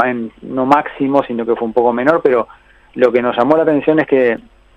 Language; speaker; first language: Spanish; native; Spanish